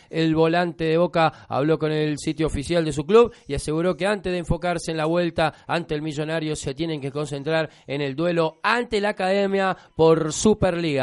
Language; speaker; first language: Spanish; native; Spanish